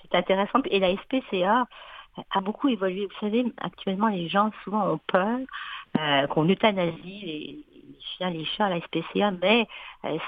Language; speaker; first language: French; native; French